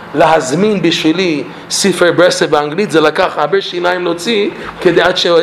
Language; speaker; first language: Hebrew; non-native, fluent; English